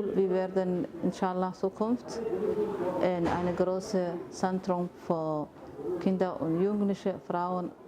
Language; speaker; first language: German; non-native, fluent; Somali